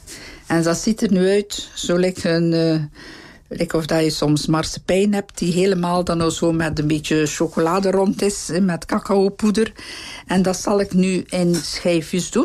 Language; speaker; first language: Dutch; native; Dutch